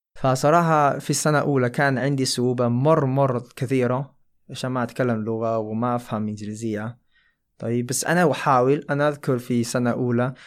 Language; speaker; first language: Arabic; non-native, fluent; Chinese